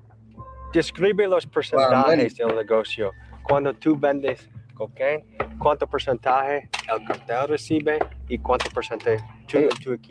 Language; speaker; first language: Spanish; non-native, learner; English